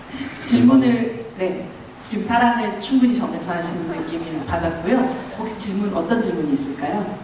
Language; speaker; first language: Korean; native; Korean